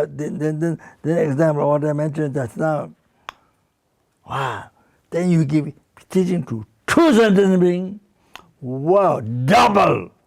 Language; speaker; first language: English; non-native, fluent; Sherpa